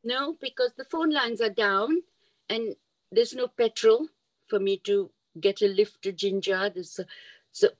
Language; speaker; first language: English; non-native, local second language; Urdu